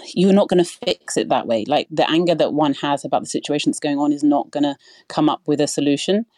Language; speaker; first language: English; native; English